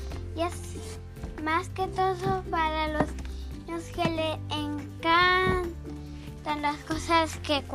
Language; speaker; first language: Spanish; early bilingual, heritage; Spanish